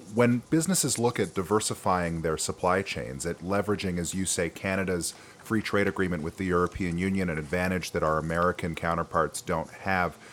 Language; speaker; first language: English; native; English